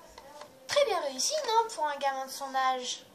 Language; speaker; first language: French; native; French